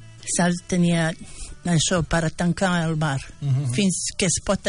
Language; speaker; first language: Catalan; non-native, fluent; Bosnian